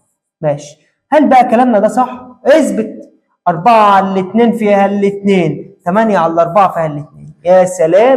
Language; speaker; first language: Arabic; native; Arabic